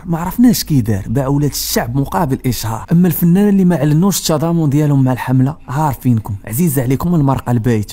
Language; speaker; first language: Arabic; native; Arabic